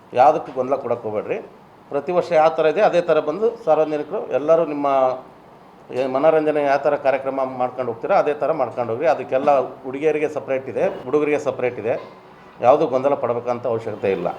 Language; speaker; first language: Kannada; native; Kannada